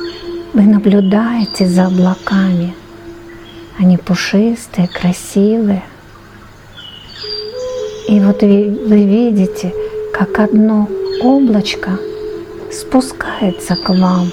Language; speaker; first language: Russian; native; Russian